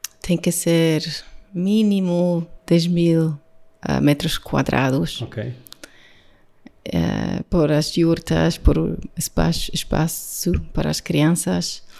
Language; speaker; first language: Portuguese; non-native, learner; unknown